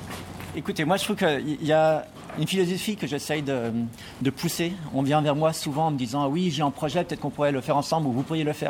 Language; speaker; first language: French; native; French